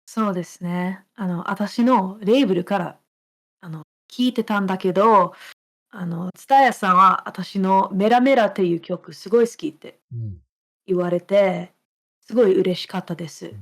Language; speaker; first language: Japanese; non-native, fluent; English